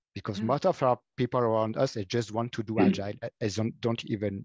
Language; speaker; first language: English; non-native, fluent; French